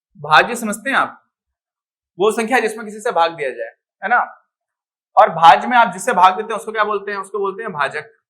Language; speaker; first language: Hindi; native; Hindi